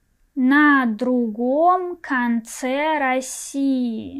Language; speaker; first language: Russian; non-native, fluent; Persian